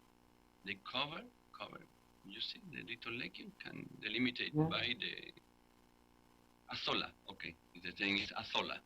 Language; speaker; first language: English; non-native, learner; Spanish